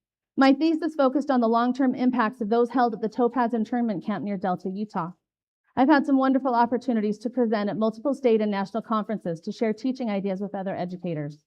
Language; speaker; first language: English; native; English